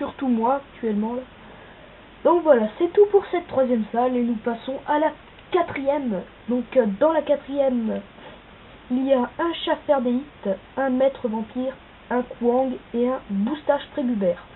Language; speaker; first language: French; native; French